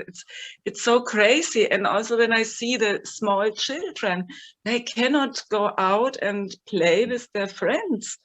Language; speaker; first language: English; non-native, fluent; German